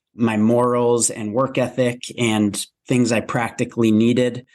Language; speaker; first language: English; native; English